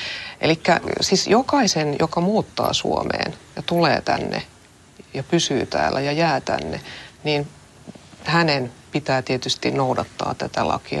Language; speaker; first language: Finnish; non-native, local second language; Swedish